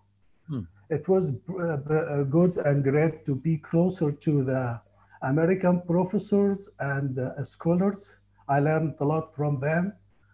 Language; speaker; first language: English; non-native, fluent; Arabic